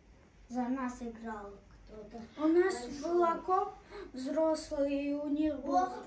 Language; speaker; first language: Russian; early bilingual, other home language; Tajik